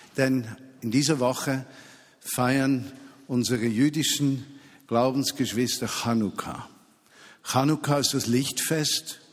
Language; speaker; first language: German; native; German